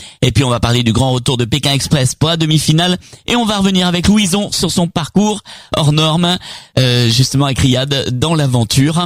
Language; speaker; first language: French; native; French